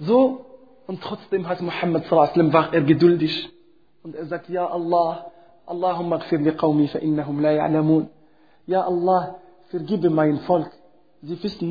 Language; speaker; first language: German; non-native, fluent; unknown